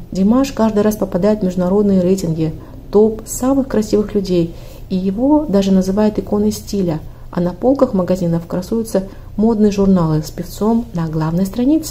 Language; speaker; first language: Russian; native; Russian